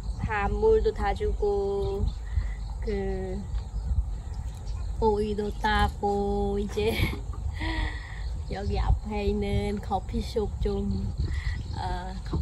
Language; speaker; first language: Korean; non-native, learner; Khmer